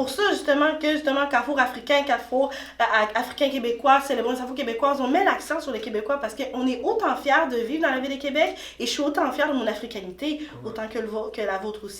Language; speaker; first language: French; native; French